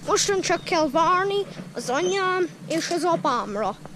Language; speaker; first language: Hungarian; early bilingual, heritage; Hungarian